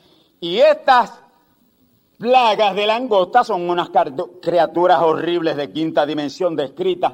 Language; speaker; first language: Spanish; native; Spanish